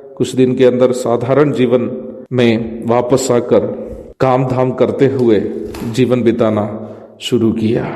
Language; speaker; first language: Hindi; non-native, local second language; Malayalam